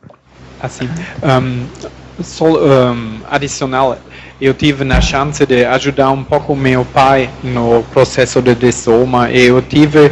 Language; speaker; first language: Portuguese; non-native, learner; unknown